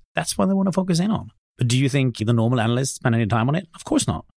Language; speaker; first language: English; non-native, fluent; Norwegian